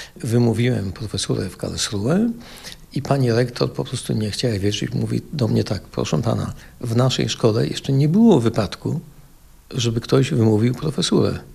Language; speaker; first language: Polish; native; Polish